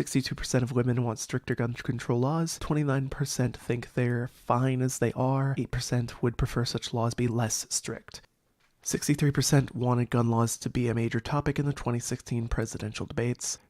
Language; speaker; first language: English; native; English